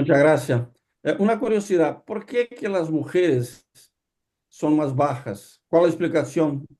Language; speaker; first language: Spanish; non-native, fluent; Portuguese